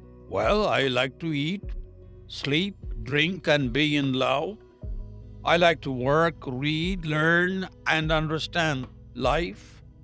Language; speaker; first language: English; non-native, local second language; Tamil